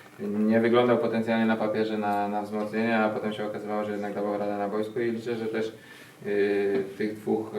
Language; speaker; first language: Polish; native; Polish